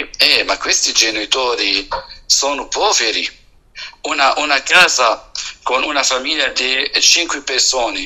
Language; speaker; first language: Italian; non-native, fluent; Arabic